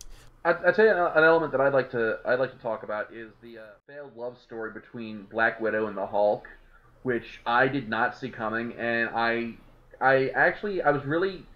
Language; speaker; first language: English; native; English